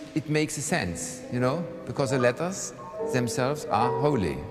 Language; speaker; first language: English; non-native, fluent; German